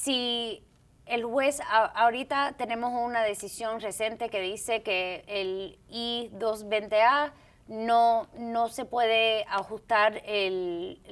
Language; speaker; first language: Spanish; early bilingual, heritage; Spanish